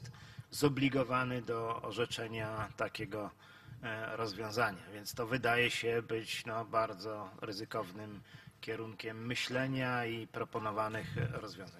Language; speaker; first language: Polish; native; Polish